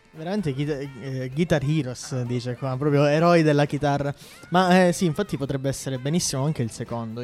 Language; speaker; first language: Italian; native; Italian